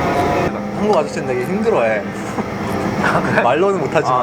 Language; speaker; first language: Korean; early bilingual, heritage; Korean